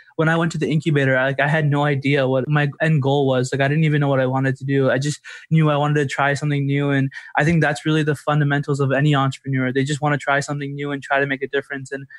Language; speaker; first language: English; native; English